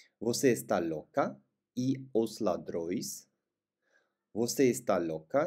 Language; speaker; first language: Portuguese; non-native, fluent; Russian